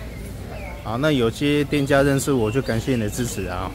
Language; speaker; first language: Chinese; native; Chinese